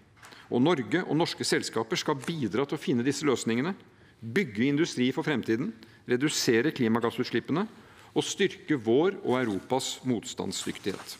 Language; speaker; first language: Norwegian; native; Norwegian